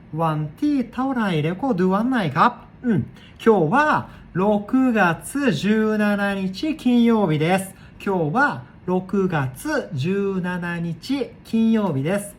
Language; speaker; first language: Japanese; non-native, fluent; Thai